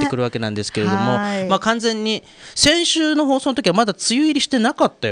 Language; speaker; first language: Japanese; native; Japanese